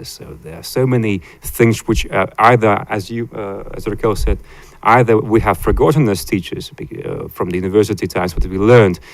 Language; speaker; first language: English; non-native, fluent; Latvian